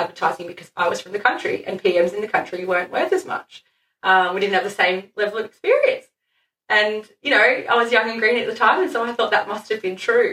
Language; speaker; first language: English; native; English